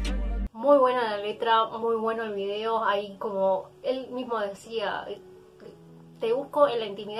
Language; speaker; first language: Spanish; native; Spanish